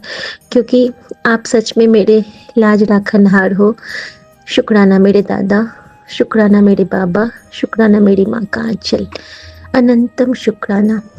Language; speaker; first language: Hindi; native; Hindi